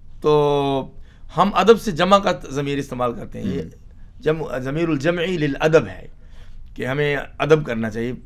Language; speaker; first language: Urdu; native; Urdu